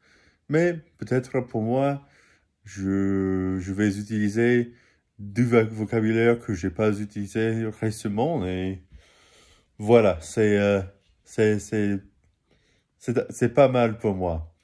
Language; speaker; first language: French; non-native, learner; English